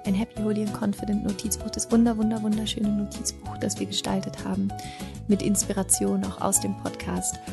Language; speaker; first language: German; native; German